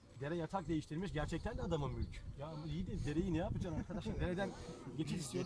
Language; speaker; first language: Turkish; native; Turkish